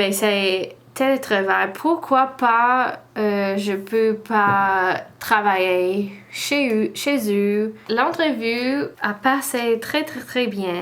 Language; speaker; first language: French; non-native, learner; English